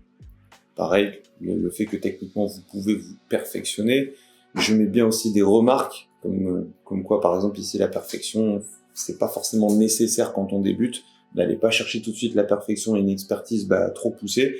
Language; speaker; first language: French; native; French